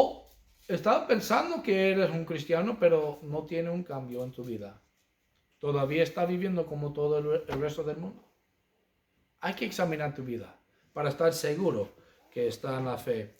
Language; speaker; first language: Spanish; non-native, fluent; English